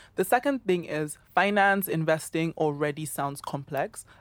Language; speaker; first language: English; non-native, local second language; Yoruba